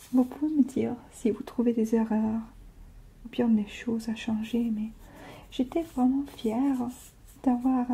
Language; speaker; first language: French; non-native, fluent; Italian